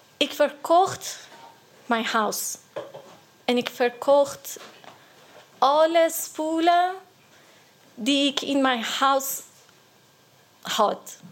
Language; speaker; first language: Dutch; non-native, learner; Persian